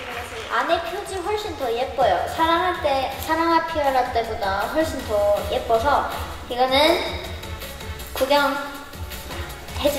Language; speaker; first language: Korean; non-native, learner; Japanese